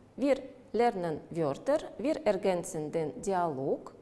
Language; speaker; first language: German; non-native, fluent; Russian